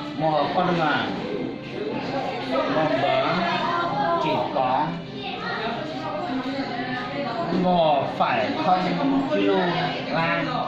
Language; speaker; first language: Vietnamese; non-native, local second language; Hmong